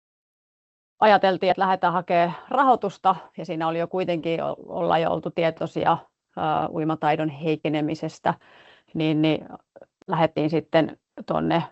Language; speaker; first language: Finnish; native; Finnish